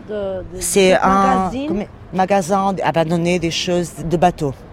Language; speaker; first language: French; non-native, learner; Portuguese